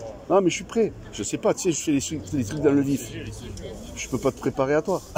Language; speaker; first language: French; native; French